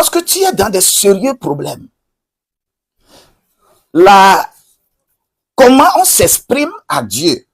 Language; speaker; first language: French; non-native, local second language; Ewe